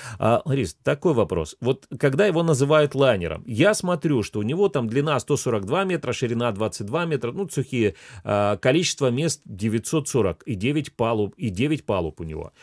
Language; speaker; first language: Russian; native; Russian